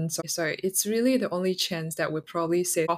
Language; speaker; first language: English; non-native, local second language; Chinese